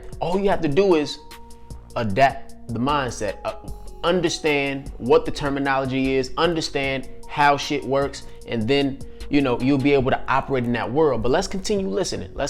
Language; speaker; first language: English; native; English